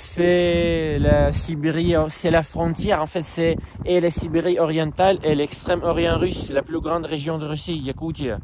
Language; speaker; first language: French; non-native, fluent; Russian